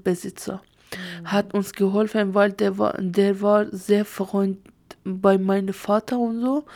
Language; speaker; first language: German; non-native, learner; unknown